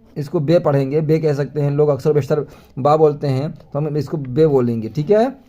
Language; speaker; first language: Hindi; native; Hindi